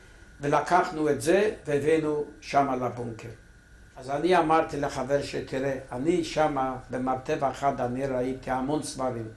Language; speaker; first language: Hebrew; non-native, fluent; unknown